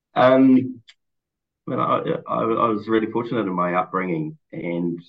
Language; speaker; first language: English; native; English